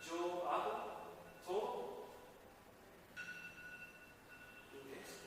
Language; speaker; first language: Spanish; non-native, learner; Japanese